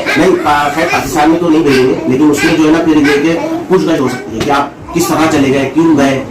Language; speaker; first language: Urdu; native; Urdu